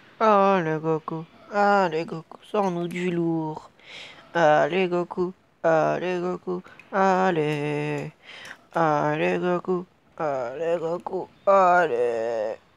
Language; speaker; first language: French; native; French